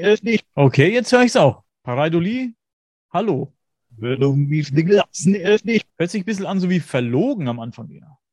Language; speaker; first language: German; native; German